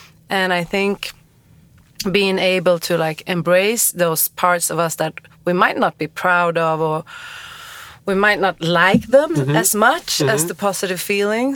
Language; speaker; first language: English; non-native, fluent; Swedish